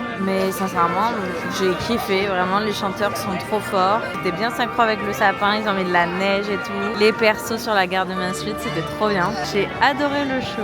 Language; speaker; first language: French; native; French